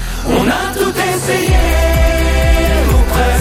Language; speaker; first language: French; native; French